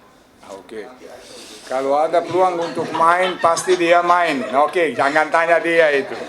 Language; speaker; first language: Indonesian; non-native, fluent; Serbian